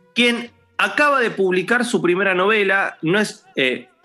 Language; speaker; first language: Spanish; native; Spanish